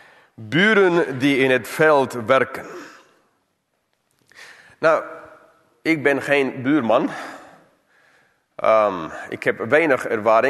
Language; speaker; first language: Dutch; non-native, fluent; English